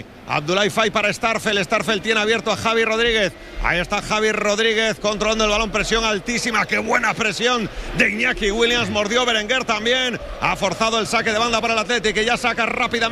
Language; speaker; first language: Spanish; native; Spanish